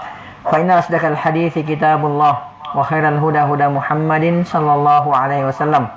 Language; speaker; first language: Arabic; non-native, fluent; Indonesian